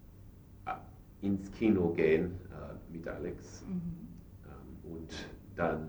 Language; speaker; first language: German; non-native, learner; English